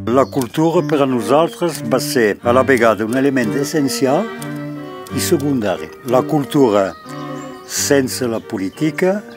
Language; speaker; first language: Catalan; non-native, local second language; French